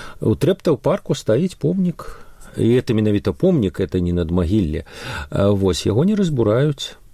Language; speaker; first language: Belarusian; non-native, local second language; Russian